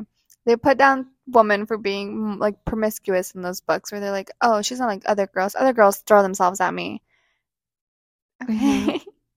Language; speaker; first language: English; non-native, fluent; Spanish